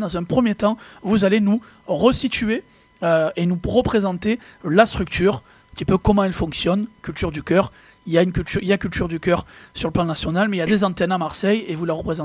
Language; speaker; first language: French; native; French